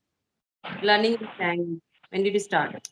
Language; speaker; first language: English; non-native, fluent; Hindi